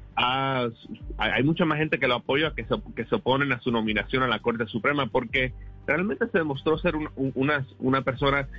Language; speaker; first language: Spanish; early bilingual, heritage; Spanish